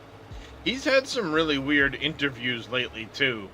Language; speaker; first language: English; native; English